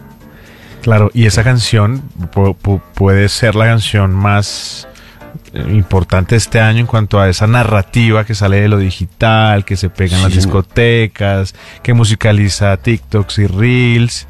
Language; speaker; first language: Spanish; native; Spanish